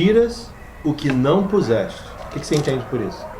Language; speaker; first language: Portuguese; native; Portuguese